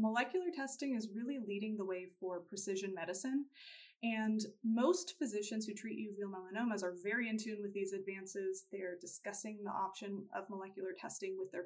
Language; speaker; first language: English; native; English